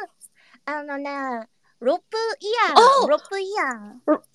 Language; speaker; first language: Japanese; native; Japanese